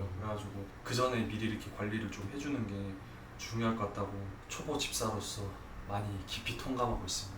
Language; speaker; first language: Korean; native; Korean